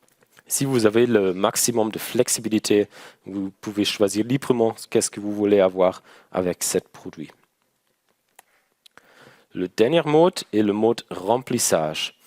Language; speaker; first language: French; non-native, learner; German